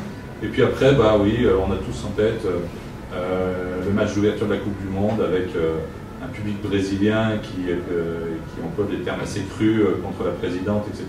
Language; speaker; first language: French; native; French